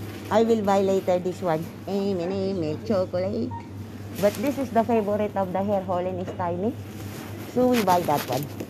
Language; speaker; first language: English; non-native, local second language; Filipino